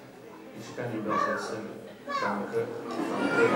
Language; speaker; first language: German; non-native, learner; French